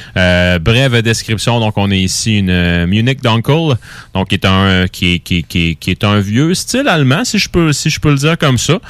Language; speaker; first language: French; native; French